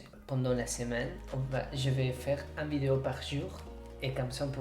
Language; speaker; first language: French; non-native, fluent; Spanish